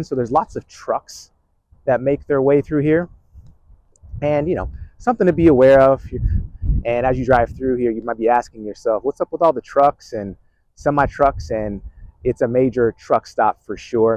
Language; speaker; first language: English; native; English